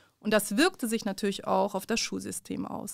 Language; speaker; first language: German; early bilingual, other home language; Persian